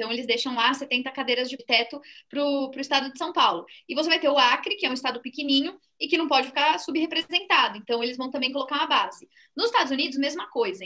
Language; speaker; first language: Portuguese; native; Portuguese